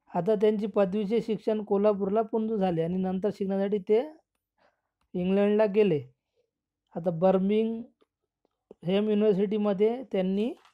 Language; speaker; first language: Marathi; non-native, local second language; Urdu